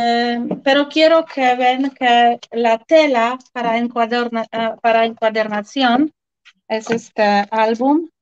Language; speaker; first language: Spanish; non-native, fluent; Polish